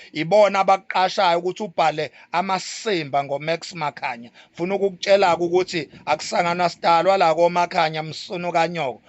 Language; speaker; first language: Zulu; native; Zulu